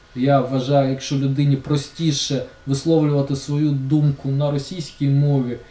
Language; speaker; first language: Ukrainian; non-native, local second language; Russian